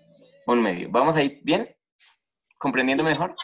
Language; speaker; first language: Spanish; native; Spanish